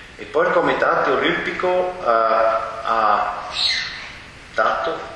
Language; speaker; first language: Italian; non-native, fluent; Romansh